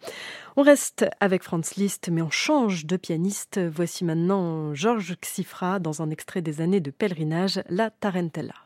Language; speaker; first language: French; native; French